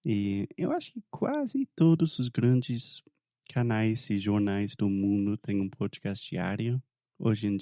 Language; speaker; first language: Portuguese; non-native, fluent; English